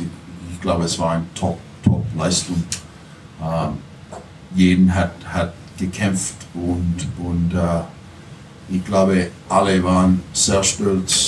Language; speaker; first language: German; non-native, learner; English